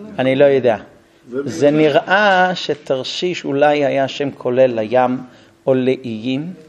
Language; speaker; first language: Hebrew; non-native, fluent; English